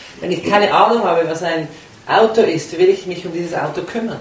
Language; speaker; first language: German; native; German